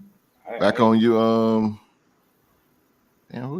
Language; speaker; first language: English; native; English